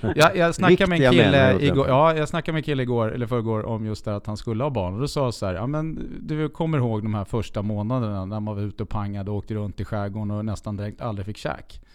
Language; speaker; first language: Swedish; native; Swedish